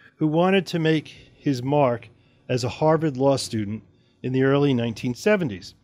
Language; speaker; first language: English; native; English